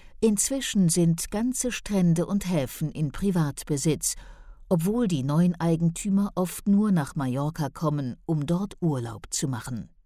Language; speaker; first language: German; native; German